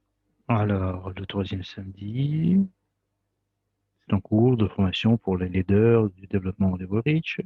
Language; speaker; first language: French; non-native, fluent; Russian